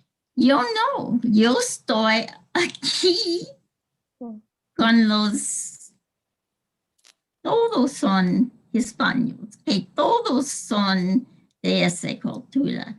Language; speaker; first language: Spanish; early bilingual, heritage; English